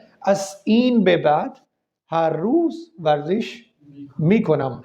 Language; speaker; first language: Persian; non-native, fluent; Urdu